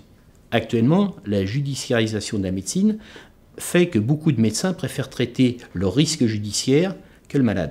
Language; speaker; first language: French; native; French